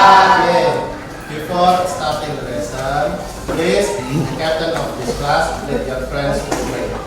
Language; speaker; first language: English; non-native, fluent; Indonesian